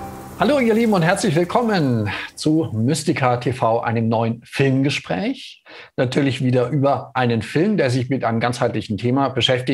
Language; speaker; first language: German; native; German